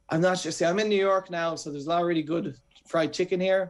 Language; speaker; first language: English; native; English